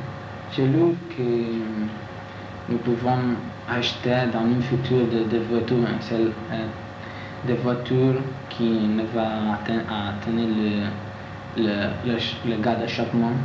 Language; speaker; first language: French; non-native, learner; Italian